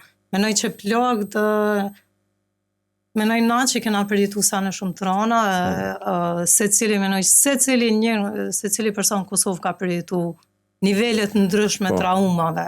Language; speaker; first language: Albanian; native; Albanian